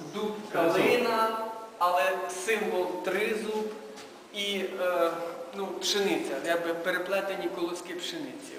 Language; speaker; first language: Ukrainian; native; Ukrainian